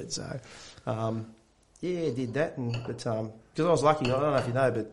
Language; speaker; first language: English; native; English